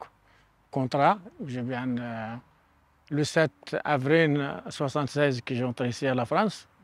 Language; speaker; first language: French; non-native, learner; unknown